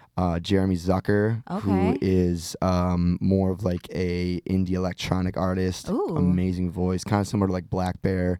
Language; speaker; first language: English; native; English